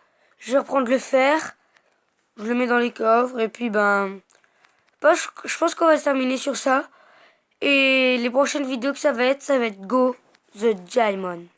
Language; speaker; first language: French; native; French